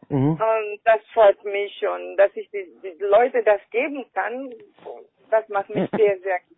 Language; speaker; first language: German; non-native, fluent; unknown